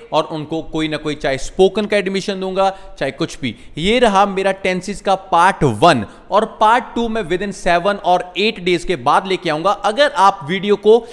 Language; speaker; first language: Hindi; non-native, local second language; Punjabi